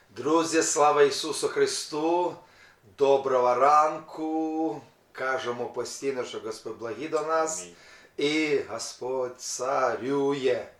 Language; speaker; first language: Ukrainian; non-native, local second language; Russian